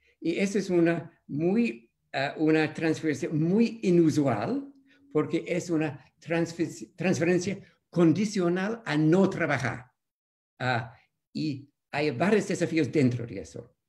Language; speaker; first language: Spanish; non-native, fluent; English